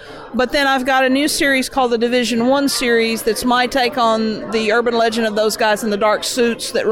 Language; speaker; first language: English; native; English